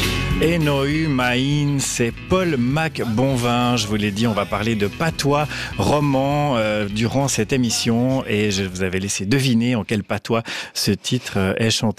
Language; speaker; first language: French; native; French